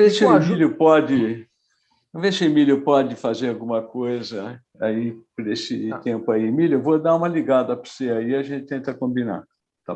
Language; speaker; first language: Portuguese; native; Portuguese